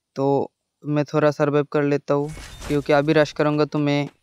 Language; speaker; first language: Hindi; non-native, local second language; Bangla